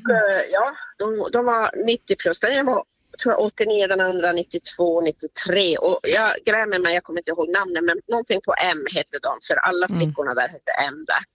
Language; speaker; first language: Swedish; native; Swedish